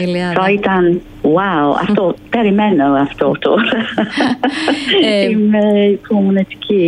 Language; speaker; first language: Greek; non-native, fluent; English